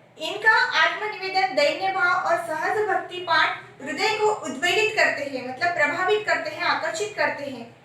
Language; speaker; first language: Hindi; non-native, local second language; Marathi